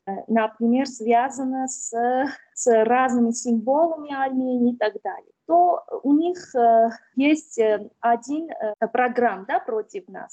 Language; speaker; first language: Russian; non-native, fluent; Armenian